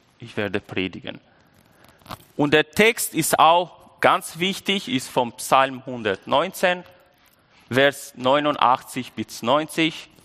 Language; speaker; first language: German; non-native, fluent; Albanian